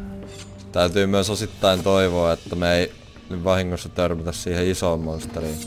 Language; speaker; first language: Finnish; native; Finnish